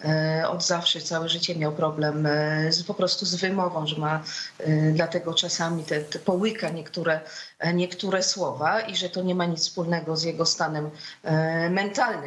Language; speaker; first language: Polish; native; Polish